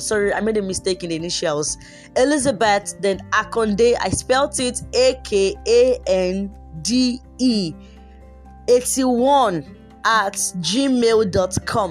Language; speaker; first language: English; non-native, local second language; Yoruba